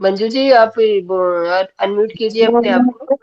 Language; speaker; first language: Hindi; native; Hindi